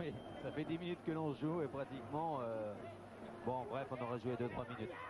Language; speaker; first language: French; native; French